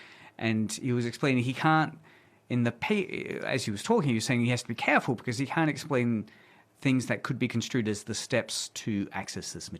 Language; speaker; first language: English; native; English